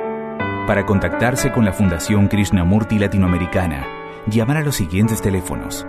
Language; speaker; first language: Spanish; native; Spanish